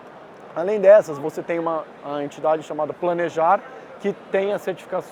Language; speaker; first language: Portuguese; native; Portuguese